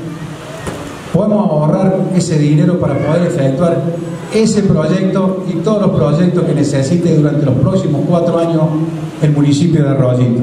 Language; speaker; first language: Spanish; native; Spanish